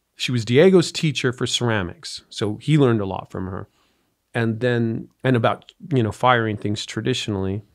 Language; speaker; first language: English; native; English